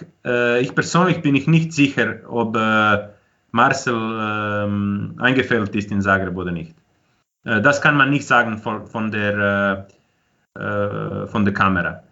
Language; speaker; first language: German; non-native, fluent; Croatian